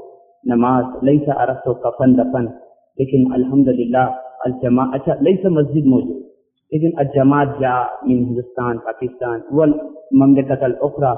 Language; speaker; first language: Arabic; non-native, learner; Urdu